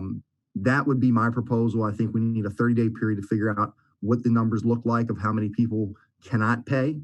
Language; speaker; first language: English; native; English